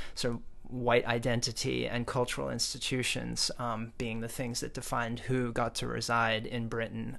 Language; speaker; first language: English; native; English